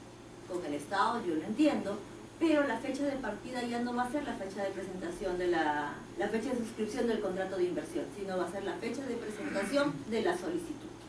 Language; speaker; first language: Spanish; native; Spanish